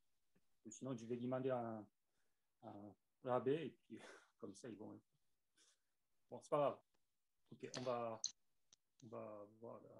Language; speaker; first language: French; non-native, learner; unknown